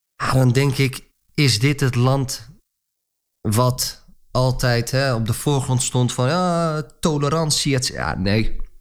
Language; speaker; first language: Dutch; early bilingual, other home language; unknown